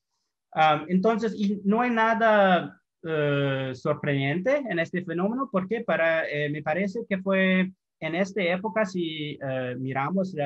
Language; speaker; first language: Spanish; non-native, fluent; English